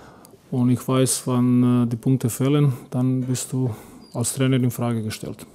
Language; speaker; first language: German; non-native, fluent; Croatian